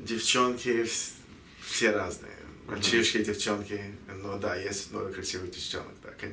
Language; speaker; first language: Russian; early bilingual, heritage; Russian